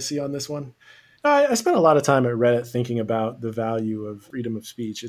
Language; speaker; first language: English; native; English